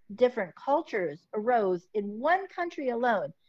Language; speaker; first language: English; early bilingual, other home language; Filipino